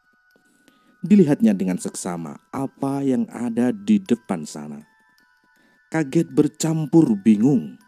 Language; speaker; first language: Indonesian; native; Indonesian